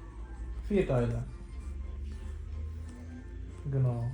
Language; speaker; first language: German; non-native, learner; Urdu